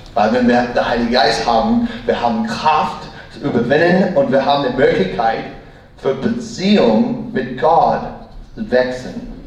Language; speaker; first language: German; non-native, learner; English